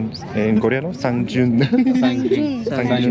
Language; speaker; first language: Spanish; non-native, learner; Korean